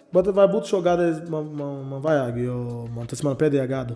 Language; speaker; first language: Latvian; non-native, learner; Portuguese